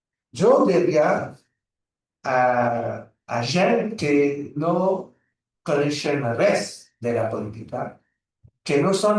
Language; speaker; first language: Catalan; non-native, learner; French